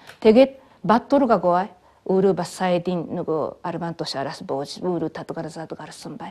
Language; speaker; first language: Mongolian; non-native, fluent; Japanese